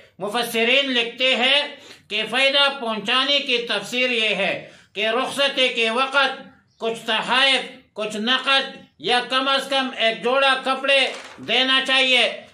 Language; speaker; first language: Urdu; non-native, local second language; Pashto